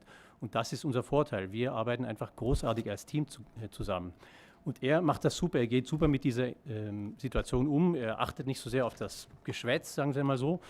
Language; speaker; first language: German; native; German